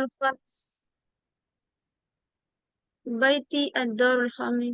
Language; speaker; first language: Arabic; non-native, learner; Urdu